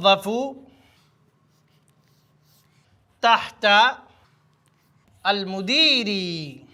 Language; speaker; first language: Arabic; non-native, fluent; Urdu